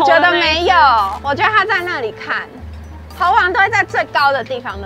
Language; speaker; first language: Chinese; native; Chinese